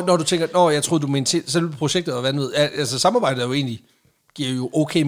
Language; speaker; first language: Danish; native; Danish